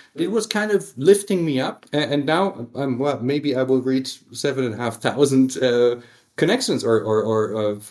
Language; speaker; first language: English; early bilingual, other home language; German